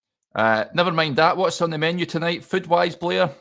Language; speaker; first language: English; native; English